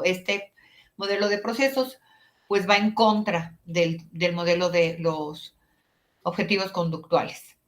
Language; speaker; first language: Spanish; native; Spanish